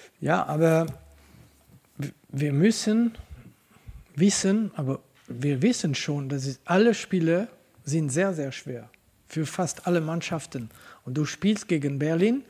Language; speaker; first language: German; non-native, local second language; French